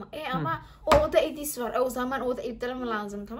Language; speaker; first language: Turkish; non-native, learner; Indonesian